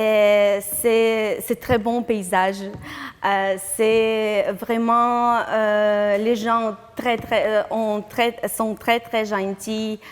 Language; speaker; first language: French; non-native, learner; Ukrainian